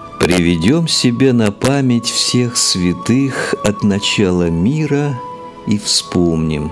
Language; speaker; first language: Russian; native; Russian